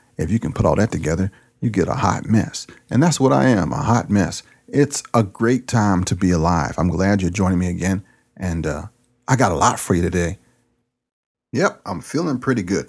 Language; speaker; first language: English; native; English